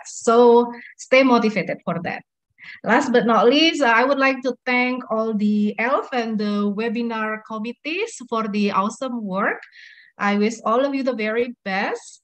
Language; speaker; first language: English; non-native, fluent; Indonesian